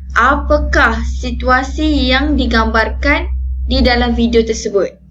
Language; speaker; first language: Malay; native; Malay